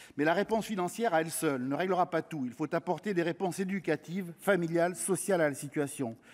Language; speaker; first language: French; native; French